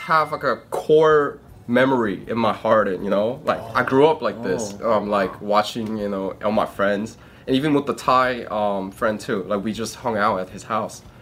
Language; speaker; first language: English; early bilingual, other home language; Korean